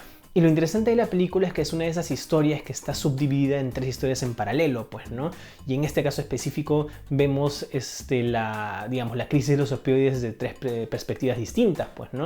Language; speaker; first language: Spanish; native; Spanish